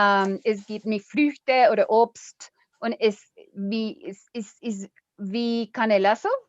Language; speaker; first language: German; non-native, learner; Spanish